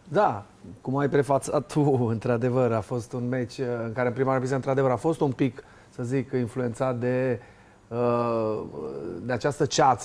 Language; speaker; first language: Romanian; native; Romanian